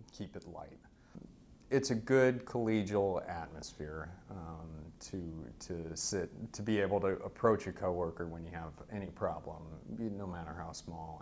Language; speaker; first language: English; native; English